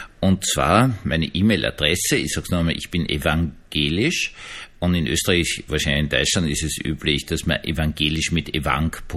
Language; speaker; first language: German; native; German